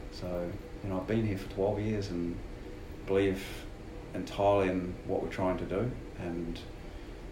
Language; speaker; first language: English; native; English